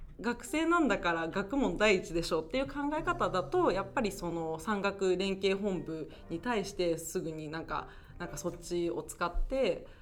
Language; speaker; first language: Japanese; native; Japanese